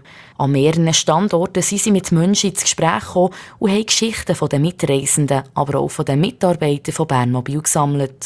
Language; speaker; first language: German; native; German